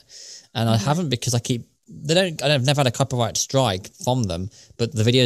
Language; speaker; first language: English; native; English